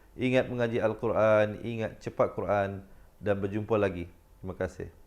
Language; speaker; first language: Malay; native; Malay